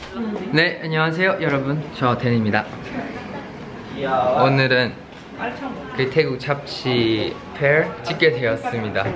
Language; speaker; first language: Korean; non-native, learner; Thai